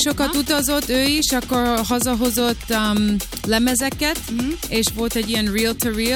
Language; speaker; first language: Hungarian; early bilingual, heritage; Hungarian